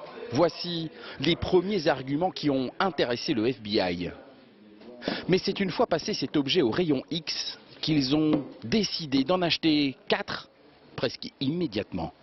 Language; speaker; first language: French; native; French